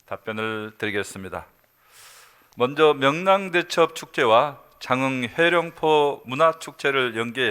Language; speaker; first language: Korean; native; Korean